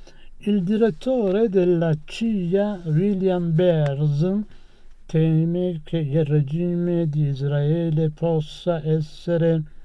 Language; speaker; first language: Italian; non-native, fluent; Persian